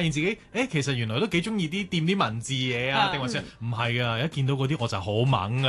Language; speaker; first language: Cantonese; native; Cantonese